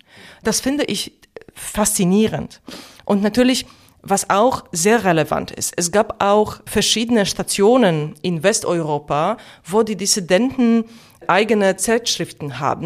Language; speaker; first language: German; non-native, fluent; Polish